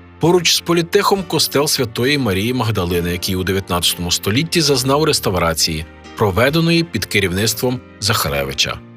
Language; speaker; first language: Ukrainian; native; Ukrainian